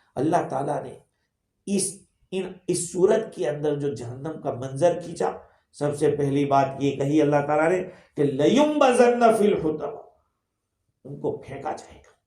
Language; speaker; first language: Urdu; non-native, local second language; Gujarati